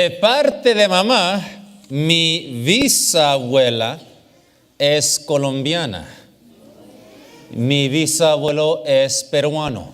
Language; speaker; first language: Spanish; early bilingual, heritage; English